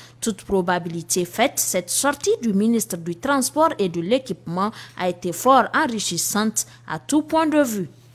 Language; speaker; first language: French; non-native, local second language; Hausa